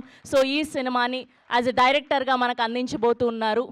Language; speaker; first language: Telugu; native; Telugu